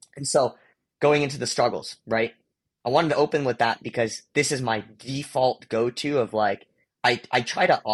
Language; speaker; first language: English; early bilingual, other home language; Hindi